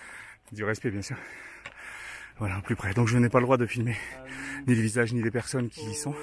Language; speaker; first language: French; native; French